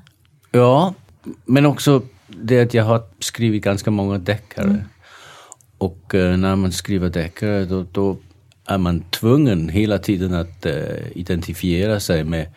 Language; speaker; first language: Swedish; non-native, fluent; Danish